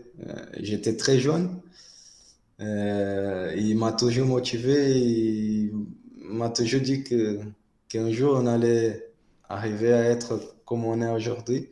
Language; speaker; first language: French; non-native, fluent; Portuguese